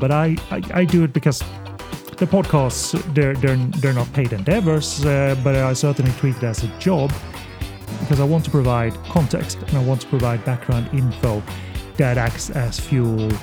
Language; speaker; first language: English; non-native, fluent; Swedish